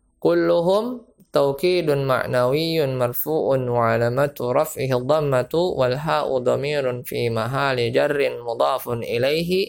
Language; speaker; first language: Arabic; non-native, fluent; Indonesian